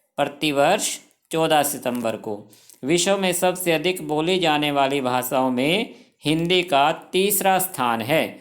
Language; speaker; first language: Hindi; native; Hindi